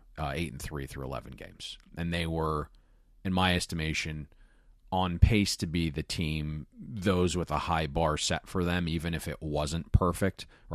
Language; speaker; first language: English; native; English